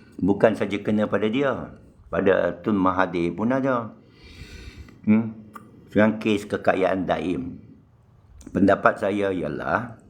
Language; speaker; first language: Malay; non-native, local second language; Chinese